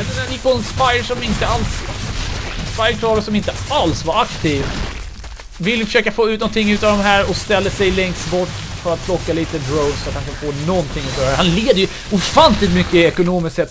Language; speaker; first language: Swedish; native; Swedish